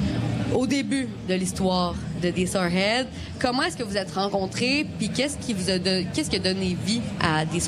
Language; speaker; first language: French; native; French